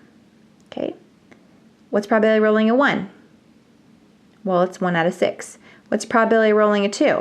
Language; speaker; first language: English; native; English